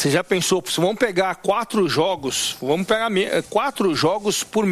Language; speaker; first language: Portuguese; native; Portuguese